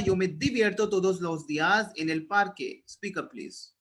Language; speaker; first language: Spanish; non-native, learner; Hindi